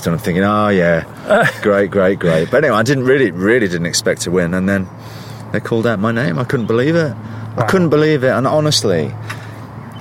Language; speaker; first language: English; native; English